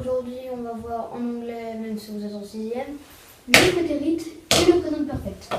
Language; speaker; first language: French; native; French